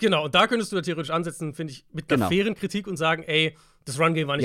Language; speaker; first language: German; native; German